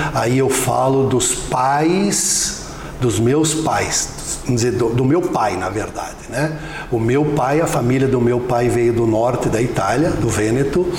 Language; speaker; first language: Portuguese; non-native, local second language; Venetian